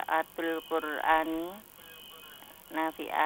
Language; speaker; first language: Arabic; non-native, learner; Indonesian